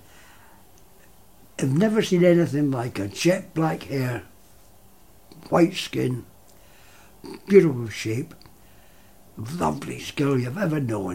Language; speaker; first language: English; native; English